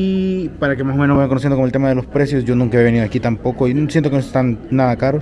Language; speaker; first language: Spanish; native; Spanish